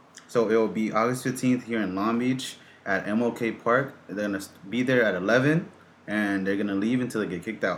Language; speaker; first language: English; early bilingual, other home language; Spanish